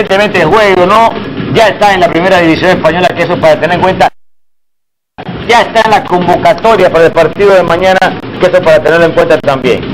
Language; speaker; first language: Spanish; native; Spanish